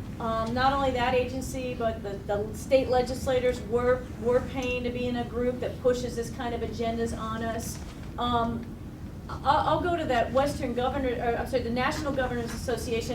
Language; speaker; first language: English; native; English